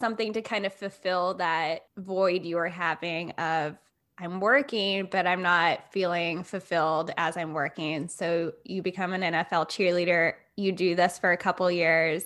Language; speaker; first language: English; native; English